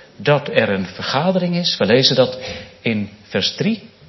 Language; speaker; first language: Dutch; native; Dutch